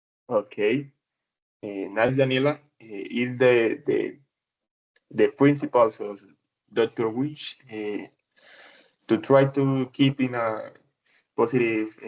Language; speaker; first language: English; non-native, learner; Spanish